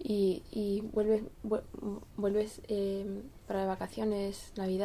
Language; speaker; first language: Spanish; non-native, learner; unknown